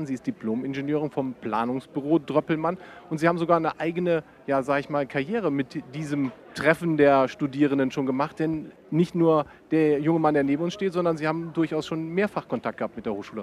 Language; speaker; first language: German; native; German